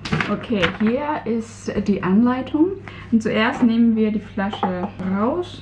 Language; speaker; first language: German; non-native, fluent; Cantonese